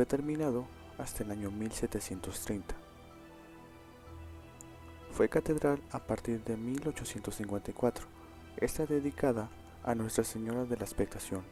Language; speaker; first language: Spanish; native; Spanish